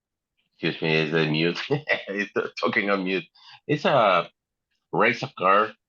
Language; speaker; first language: English; non-native, learner; Spanish